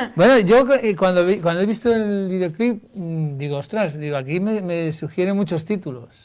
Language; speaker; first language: Spanish; non-native, local second language; Catalan